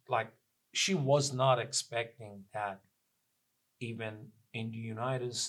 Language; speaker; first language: English; non-native, fluent; Persian